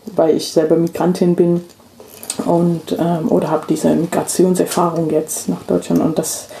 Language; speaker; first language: German; non-native, fluent; English